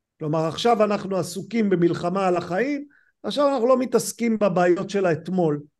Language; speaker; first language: Hebrew; native; Hebrew